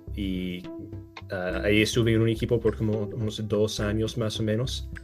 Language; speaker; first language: Spanish; non-native, fluent; English